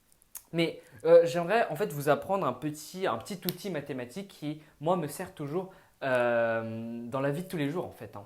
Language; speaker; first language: French; native; French